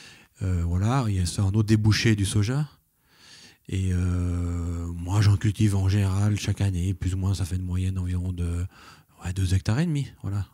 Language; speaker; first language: French; native; French